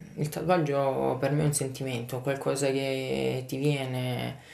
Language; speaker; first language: Italian; native; Italian